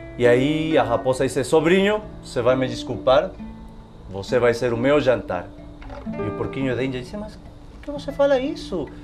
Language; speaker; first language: Portuguese; non-native, fluent; Spanish